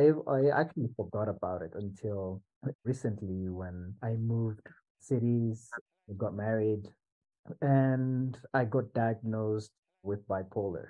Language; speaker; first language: English; non-native, local second language; Swahili